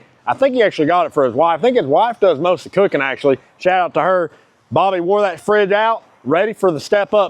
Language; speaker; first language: English; native; English